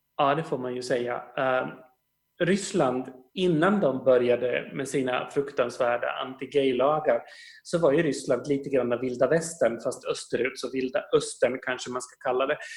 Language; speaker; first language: Swedish; native; Swedish